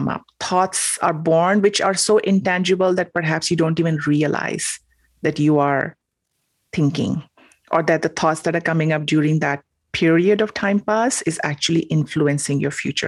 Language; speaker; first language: English; non-native, local second language; Hindi